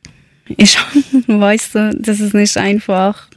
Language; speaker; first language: German; non-native, learner; Persian